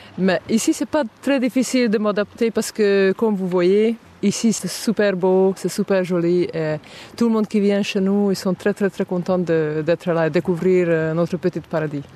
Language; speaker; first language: French; non-native, fluent; Hungarian